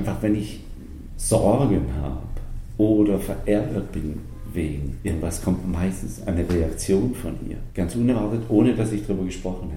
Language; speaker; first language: German; native; German